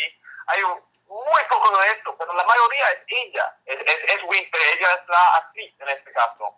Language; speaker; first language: Spanish; non-native, fluent; English